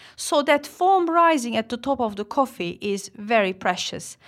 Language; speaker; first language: English; non-native, fluent; Turkish